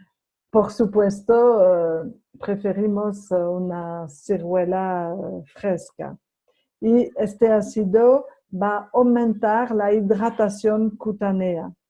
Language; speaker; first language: Spanish; non-native, fluent; French